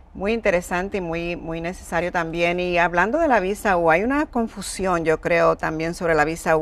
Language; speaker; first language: Spanish; native; Spanish